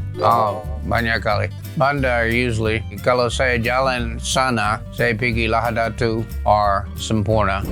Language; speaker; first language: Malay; non-native, learner; English